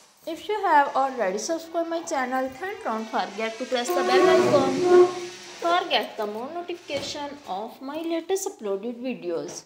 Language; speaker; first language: English; non-native, local second language; Urdu